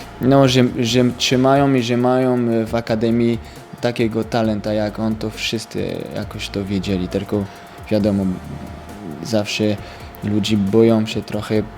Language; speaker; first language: Polish; early bilingual, heritage; French